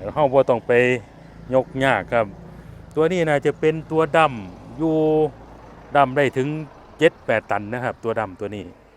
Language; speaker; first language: Thai; native; Thai